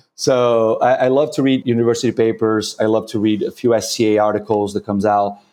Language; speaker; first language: English; non-native, fluent; Portuguese